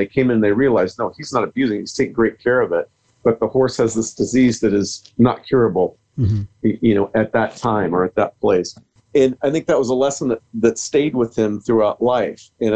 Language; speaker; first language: English; native; English